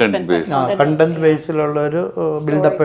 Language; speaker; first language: Malayalam; native; Malayalam